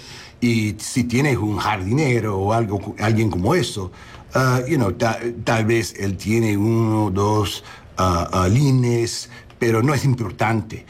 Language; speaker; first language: Spanish; non-native, learner; English